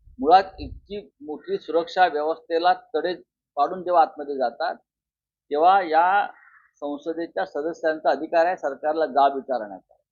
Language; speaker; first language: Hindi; non-native, local second language; Marathi